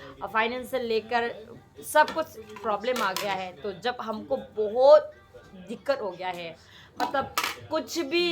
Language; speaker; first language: Hindi; non-native, local second language; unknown